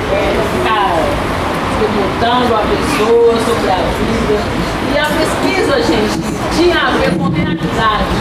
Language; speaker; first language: Portuguese; non-native, learner; Haitian Creole